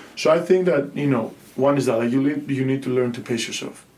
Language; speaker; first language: English; non-native, fluent; Greek